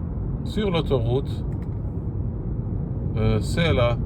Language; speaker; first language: French; non-native, fluent; Arabic